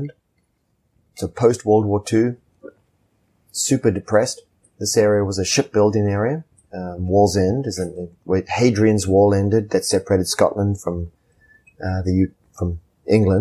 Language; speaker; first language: English; native; English